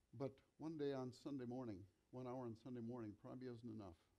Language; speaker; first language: English; native; English